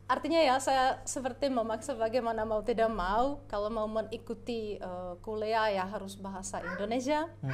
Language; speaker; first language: Indonesian; non-native, fluent; Czech